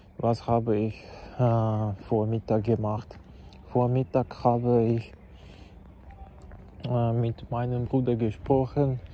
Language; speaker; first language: German; non-native, learner; Czech